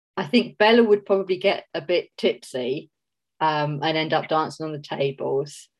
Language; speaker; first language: English; native; English